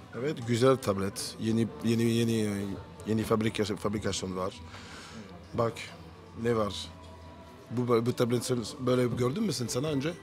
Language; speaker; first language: Turkish; non-native, learner; French